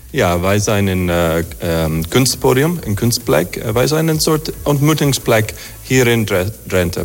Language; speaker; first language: Dutch; non-native, fluent; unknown